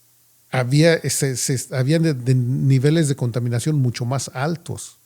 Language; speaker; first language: Spanish; native; Spanish